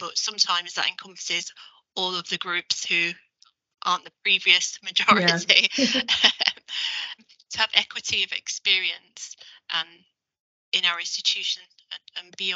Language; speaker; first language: English; native; English